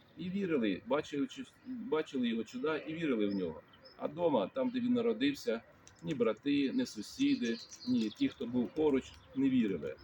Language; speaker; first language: Ukrainian; non-native, local second language; Russian